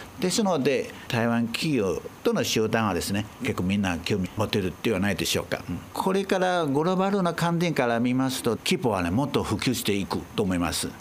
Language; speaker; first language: Japanese; non-native, fluent; Chinese